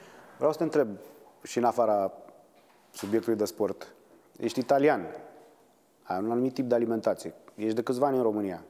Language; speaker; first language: Romanian; native; Romanian